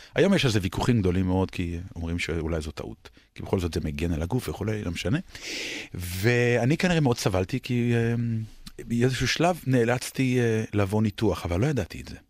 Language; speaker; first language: Hebrew; native; Hebrew